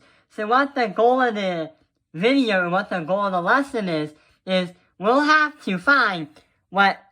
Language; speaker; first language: English; native; English